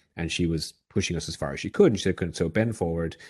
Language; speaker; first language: English; native; English